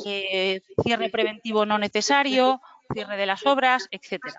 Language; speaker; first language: Spanish; native; Spanish